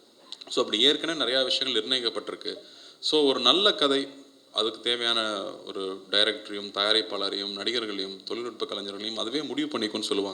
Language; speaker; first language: Tamil; native; Tamil